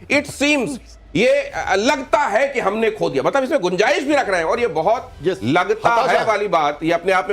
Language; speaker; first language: Hindi; native; Hindi